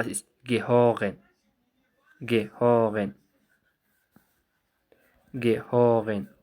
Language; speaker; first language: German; non-native, fluent; Somali